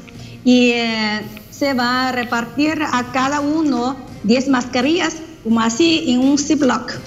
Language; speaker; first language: Spanish; non-native, fluent; Chinese